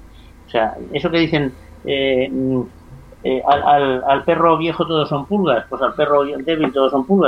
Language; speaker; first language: Spanish; native; Spanish